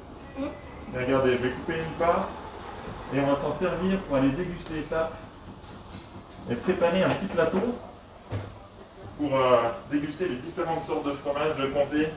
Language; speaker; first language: French; native; French